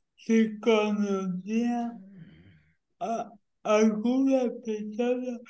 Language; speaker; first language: Spanish; native; Spanish